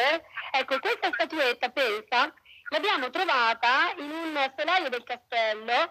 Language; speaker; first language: Italian; native; Italian